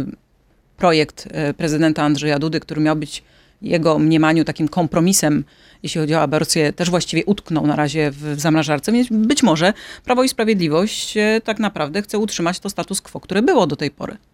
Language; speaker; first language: Polish; native; Polish